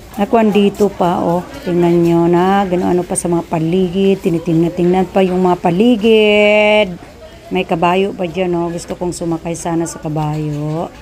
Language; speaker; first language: Filipino; non-native, local second language; Cebuano